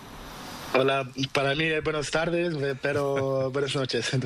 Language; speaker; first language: Spanish; non-native, learner; Portuguese